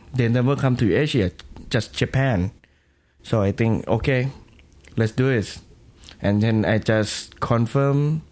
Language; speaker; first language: English; non-native, learner; Thai